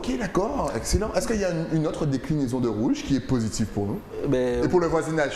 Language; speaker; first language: French; native; French